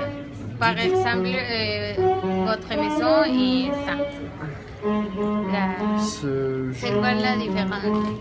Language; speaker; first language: French; non-native, learner; Spanish